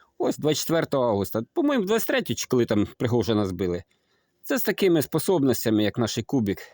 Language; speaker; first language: Ukrainian; native; Ukrainian